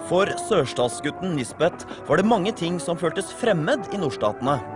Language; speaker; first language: Norwegian; native; Norwegian